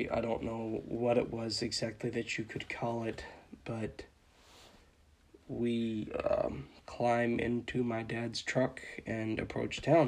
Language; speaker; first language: English; native; English